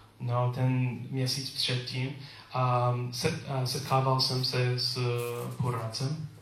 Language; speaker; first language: Czech; non-native, learner; English